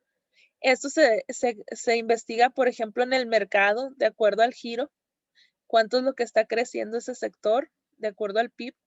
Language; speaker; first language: Spanish; native; Spanish